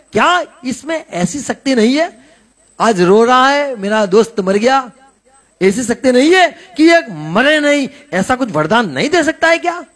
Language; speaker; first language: Hindi; non-native, local second language; Gujarati